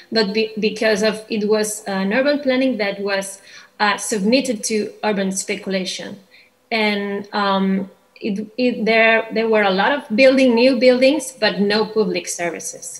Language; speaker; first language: English; non-native, fluent; Catalan